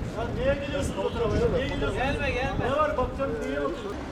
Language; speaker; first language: Turkish; native; Turkish